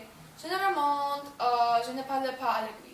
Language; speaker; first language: French; non-native, learner; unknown